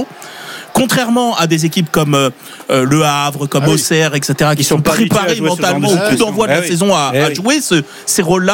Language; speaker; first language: French; native; French